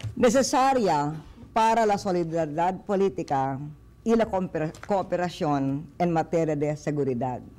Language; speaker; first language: Spanish; non-native, fluent; Filipino